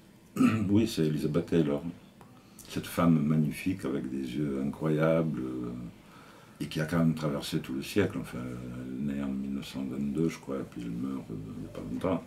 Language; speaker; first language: French; native; French